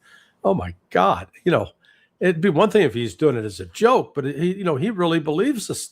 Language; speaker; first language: English; native; English